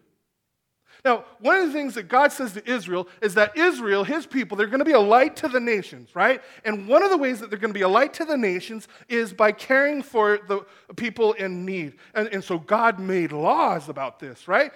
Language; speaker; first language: English; native; English